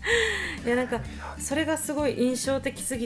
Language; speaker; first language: Japanese; native; Japanese